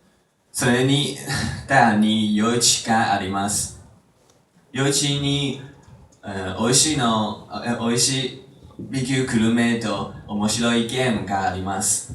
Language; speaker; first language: Japanese; non-native, learner; Chinese